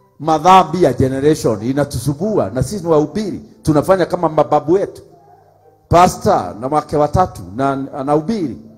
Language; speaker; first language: Swahili; non-native, local second language; Kikuyu